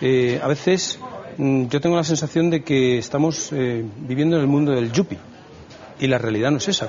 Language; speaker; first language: Spanish; native; Spanish